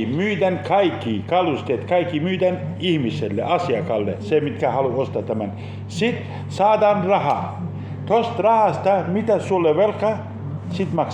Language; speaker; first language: Finnish; non-native, fluent; Turkish